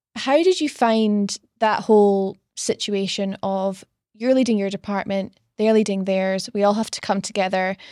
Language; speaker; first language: English; native; English